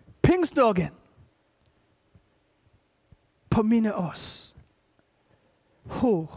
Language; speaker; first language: Swedish; non-native, fluent; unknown